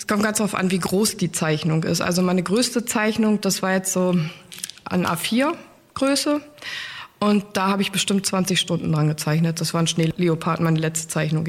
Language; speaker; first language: German; native; German